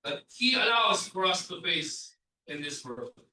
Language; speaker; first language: English; non-native, local second language; Filipino